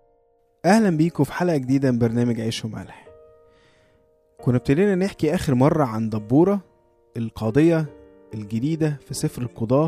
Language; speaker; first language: Arabic; native; Arabic